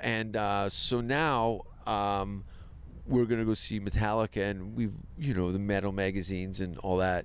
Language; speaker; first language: English; native; English